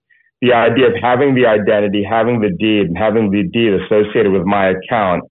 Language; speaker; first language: English; native; English